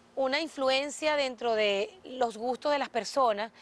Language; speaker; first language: Spanish; native; Spanish